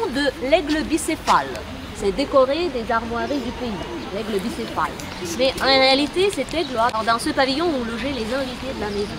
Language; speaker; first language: French; non-native, fluent; Russian